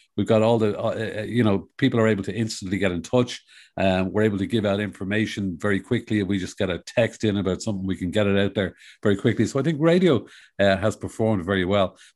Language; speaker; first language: English; native; English